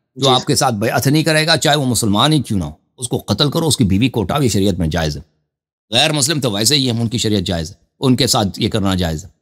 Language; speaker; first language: Urdu; non-native, fluent; Persian